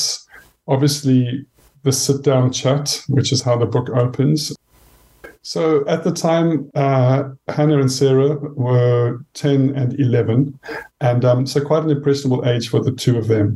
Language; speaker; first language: English; native; English